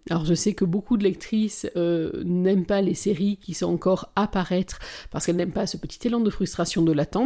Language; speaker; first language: French; native; French